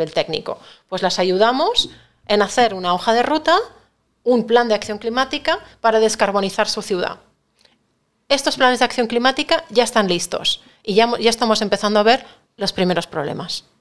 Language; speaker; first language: Spanish; native; Spanish